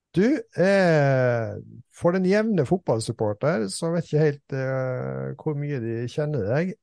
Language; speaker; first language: Norwegian; native; Norwegian